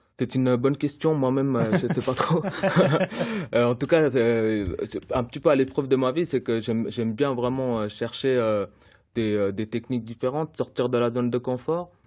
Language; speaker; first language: French; early bilingual, other home language; Sinhala